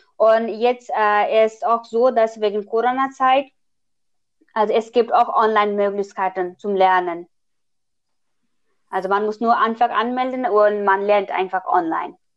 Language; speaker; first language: German; non-native, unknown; Nepali